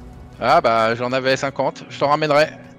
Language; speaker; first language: French; native; French